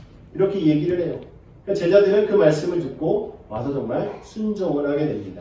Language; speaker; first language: Korean; native; Korean